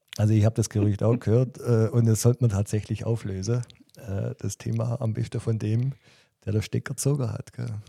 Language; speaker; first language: German; native; German